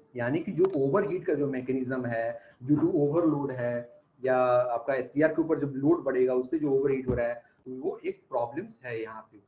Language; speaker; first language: Hindi; native; Hindi